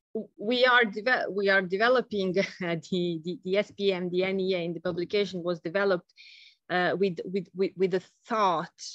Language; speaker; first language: English; non-native, fluent; Bosnian